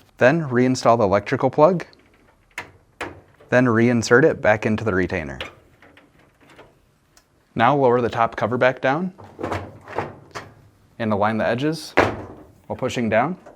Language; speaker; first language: English; native; English